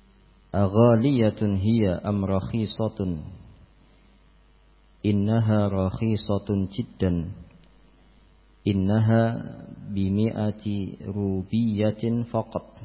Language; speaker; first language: Arabic; non-native, fluent; Indonesian